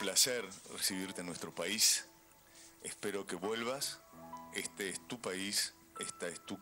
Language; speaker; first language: Spanish; native; Spanish